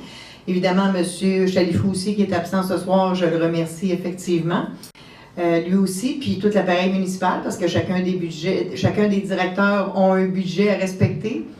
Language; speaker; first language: French; native; French